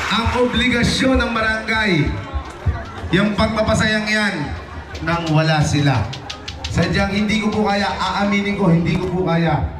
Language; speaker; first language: Filipino; native; Filipino